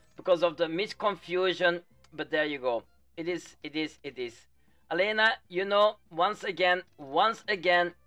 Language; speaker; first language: English; non-native, fluent; Dutch